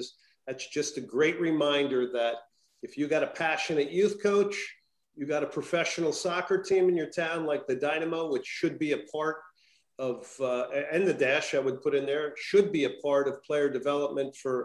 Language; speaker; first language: English; native; English